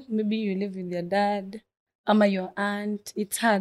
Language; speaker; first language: English; non-native, local second language; Swahili